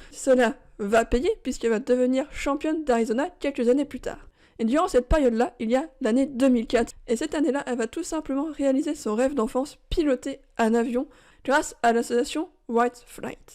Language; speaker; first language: French; native; French